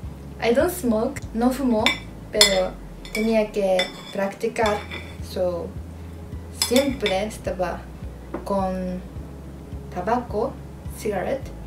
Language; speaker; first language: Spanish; non-native, learner; Japanese